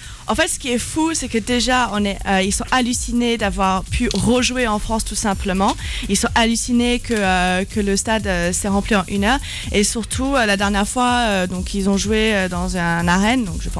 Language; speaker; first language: French; native; French